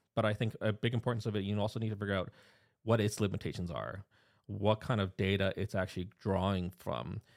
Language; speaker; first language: English; native; English